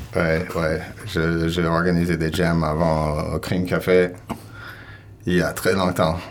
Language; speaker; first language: French; non-native, fluent; English